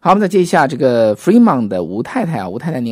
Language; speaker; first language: Chinese; native; Chinese